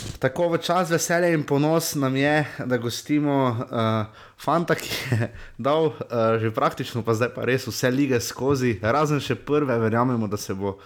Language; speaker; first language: Slovenian; native; Slovenian